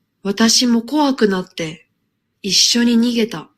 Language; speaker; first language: Japanese; non-native, learner; Indonesian